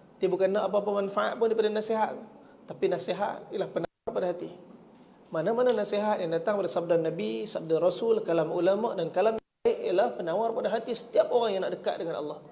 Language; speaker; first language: Malay; native; Malay